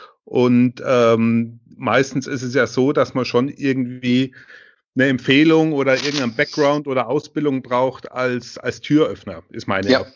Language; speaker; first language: German; native; German